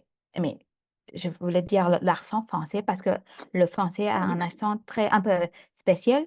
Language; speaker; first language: French; non-native, fluent; Thai